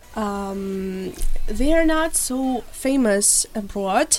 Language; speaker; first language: English; non-native, fluent; Ukrainian